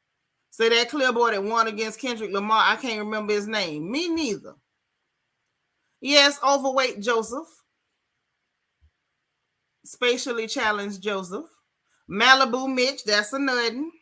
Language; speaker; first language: English; native; English